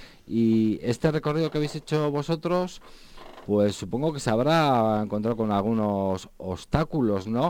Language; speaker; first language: Spanish; native; Spanish